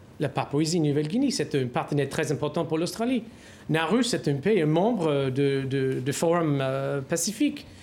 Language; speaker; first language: French; non-native, fluent; English